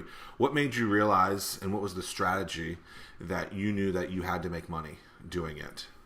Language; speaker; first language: English; native; English